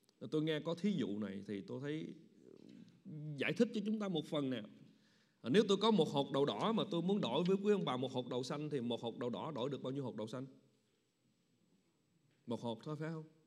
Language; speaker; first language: Vietnamese; native; Vietnamese